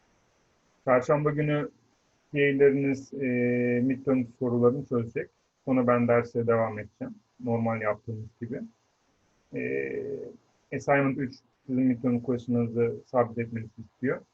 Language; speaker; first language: Turkish; native; Turkish